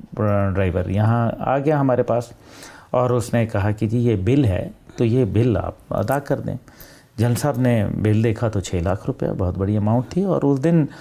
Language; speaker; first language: Urdu; native; Urdu